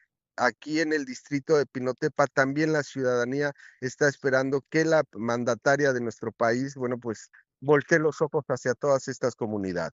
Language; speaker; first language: Spanish; native; Spanish